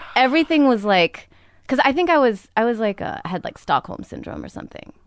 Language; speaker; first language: English; native; English